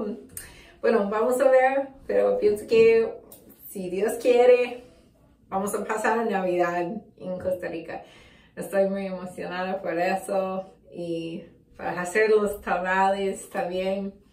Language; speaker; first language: Spanish; non-native, learner; English